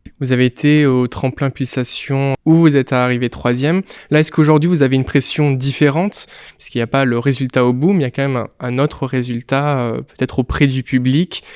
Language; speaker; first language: French; native; French